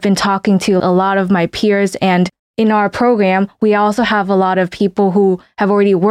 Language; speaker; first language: English; non-native, fluent; Vietnamese